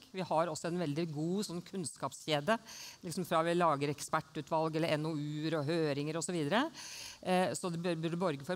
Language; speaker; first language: Norwegian; native; Norwegian